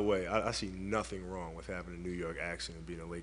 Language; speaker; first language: English; native; English